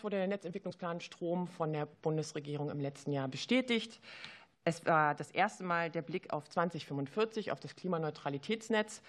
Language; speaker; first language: German; native; German